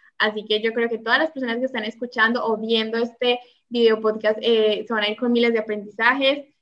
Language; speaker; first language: Spanish; native; Spanish